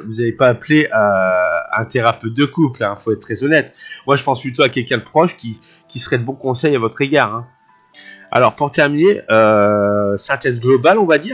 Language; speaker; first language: French; native; French